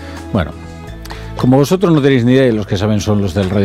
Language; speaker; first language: Spanish; native; Spanish